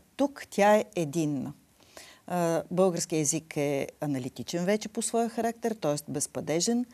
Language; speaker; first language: Bulgarian; native; Bulgarian